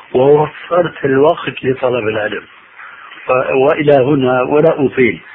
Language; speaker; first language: Arabic; early bilingual, other home language; Albanian